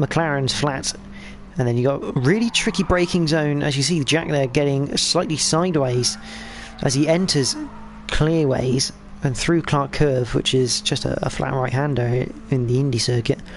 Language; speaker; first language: English; native; English